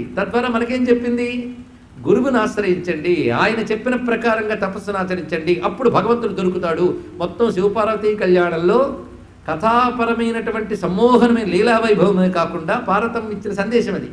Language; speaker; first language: Telugu; native; Telugu